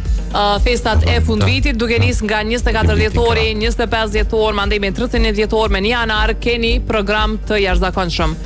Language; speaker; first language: Albanian; native; Albanian